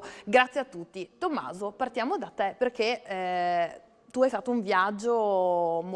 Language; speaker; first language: Italian; native; Italian